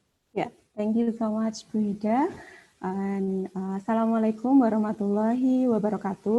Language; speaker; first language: English; non-native, fluent; Indonesian